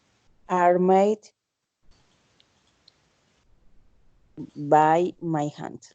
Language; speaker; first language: English; non-native, learner; Spanish